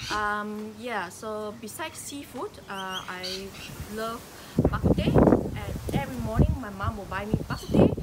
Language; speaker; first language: English; non-native, local second language; Min Nan Chinese